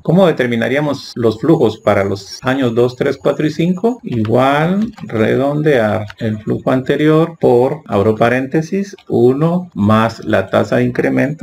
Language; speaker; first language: Spanish; native; Spanish